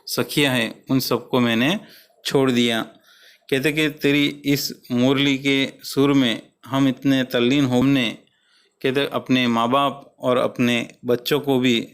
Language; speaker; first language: Hindi; non-native, local second language; Gujarati